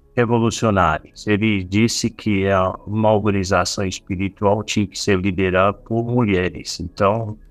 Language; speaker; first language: Portuguese; non-native, fluent; English